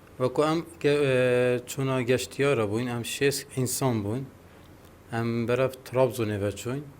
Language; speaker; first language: Kurdish; native; Kurdish